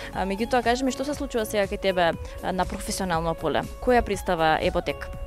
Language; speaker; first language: Macedonian; native; Macedonian